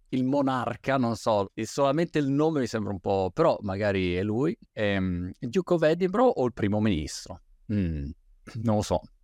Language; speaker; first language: Italian; native; Italian